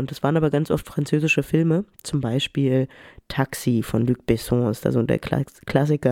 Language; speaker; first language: German; early bilingual, other home language; French